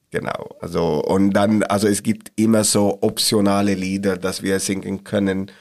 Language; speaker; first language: German; non-native, learner; Arabic